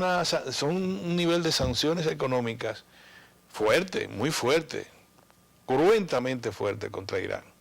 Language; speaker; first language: Spanish; native; Spanish